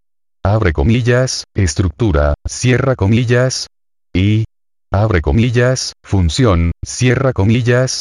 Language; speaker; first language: Spanish; native; Spanish